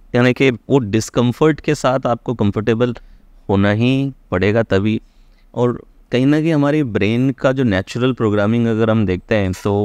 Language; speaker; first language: Hindi; native; Hindi